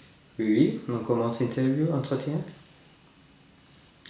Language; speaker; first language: French; non-native, learner; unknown